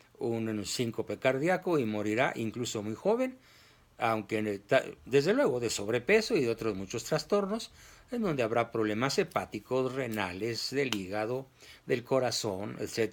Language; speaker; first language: Spanish; native; Spanish